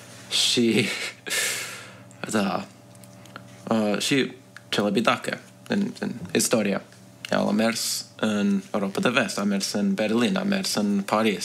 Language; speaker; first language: Romanian; early bilingual, heritage; Romanian